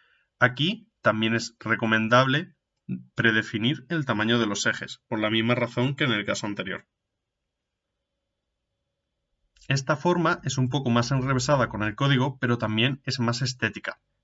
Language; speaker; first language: Spanish; native; Spanish